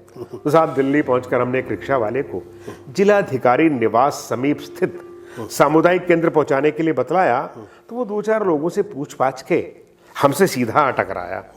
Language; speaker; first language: Hindi; non-native, local second language; Punjabi